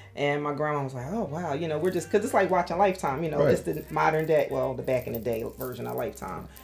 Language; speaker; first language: English; native; English